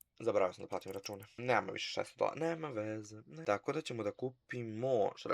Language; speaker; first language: Bosnian; early bilingual, heritage; Bosnian